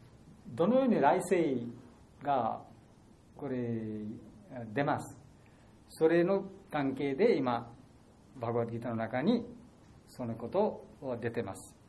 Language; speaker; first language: Japanese; non-native, learner; Bangla